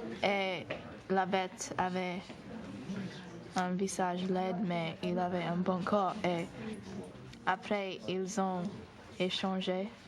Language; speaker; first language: French; non-native, learner; English